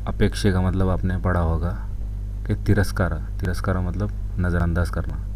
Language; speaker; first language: Urdu; non-native, local second language; Kannada